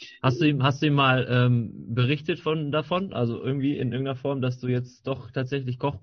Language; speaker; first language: German; native; German